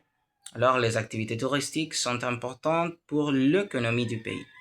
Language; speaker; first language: French; non-native, learner; Spanish